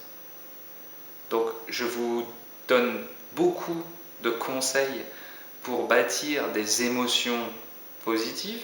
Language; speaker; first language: French; native; French